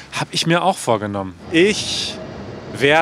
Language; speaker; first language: German; native; German